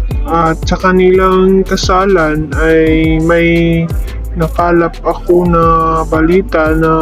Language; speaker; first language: Filipino; native; Filipino